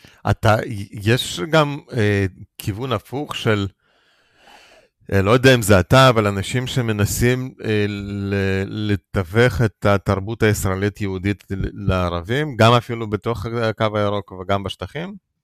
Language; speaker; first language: Hebrew; non-native, fluent; Russian